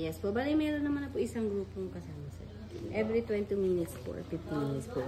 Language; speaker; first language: Filipino; native; Filipino